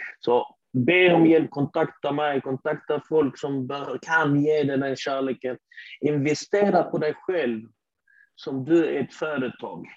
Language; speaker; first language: Swedish; early bilingual, other home language; Arabic